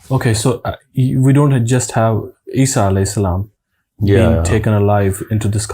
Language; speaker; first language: English; non-native, local second language; Urdu